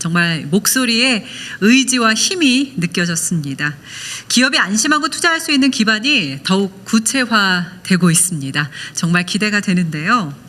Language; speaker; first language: Korean; native; Korean